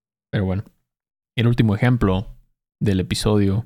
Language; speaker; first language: Spanish; native; Spanish